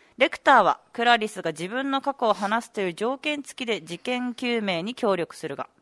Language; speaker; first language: Japanese; native; Japanese